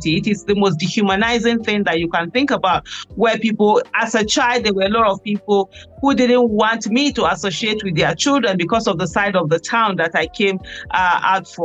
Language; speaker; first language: English; non-native, local second language; Hausa